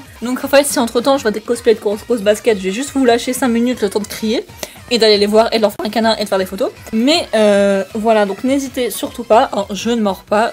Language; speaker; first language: French; native; French